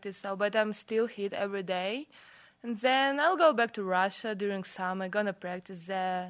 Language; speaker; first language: English; non-native, fluent; Russian